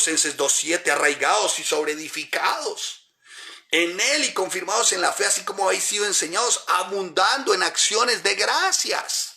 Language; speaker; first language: Spanish; native; Spanish